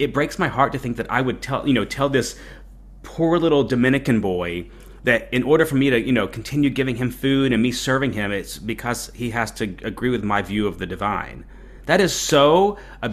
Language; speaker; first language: English; native; English